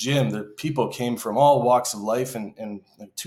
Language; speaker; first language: English; native; English